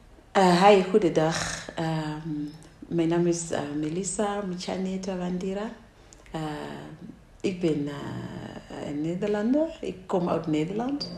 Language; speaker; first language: Dutch; non-native, fluent; Shona